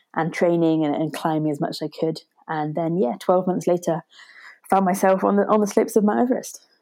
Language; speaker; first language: English; native; English